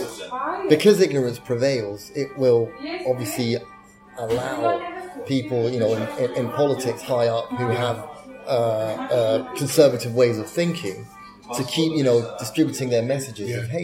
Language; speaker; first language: English; native; English